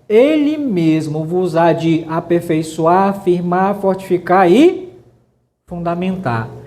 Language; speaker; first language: Portuguese; native; Portuguese